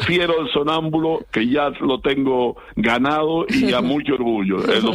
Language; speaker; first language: Spanish; native; Spanish